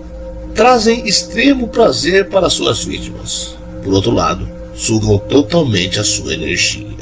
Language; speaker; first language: Portuguese; native; Portuguese